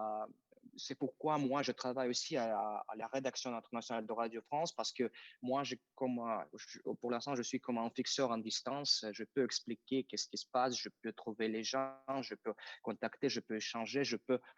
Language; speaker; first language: French; non-native, fluent; Russian